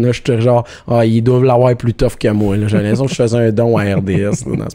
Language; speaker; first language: French; native; French